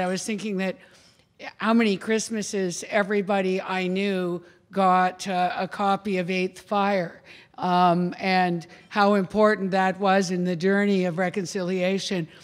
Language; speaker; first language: English; native; English